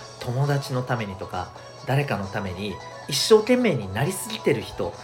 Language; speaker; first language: Japanese; native; Japanese